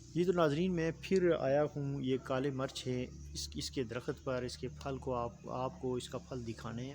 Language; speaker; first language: Urdu; non-native, local second language; Punjabi